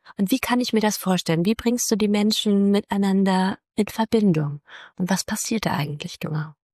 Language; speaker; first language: German; native; German